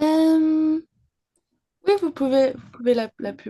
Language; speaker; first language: French; early bilingual, other home language; English